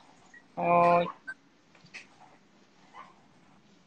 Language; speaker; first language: Japanese; non-native, fluent; Korean